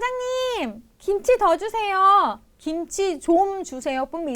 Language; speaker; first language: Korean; non-native, fluent; Indonesian